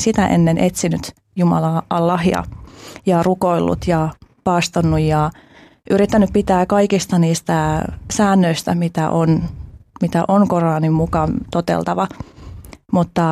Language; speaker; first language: Finnish; early bilingual, other home language; Albanian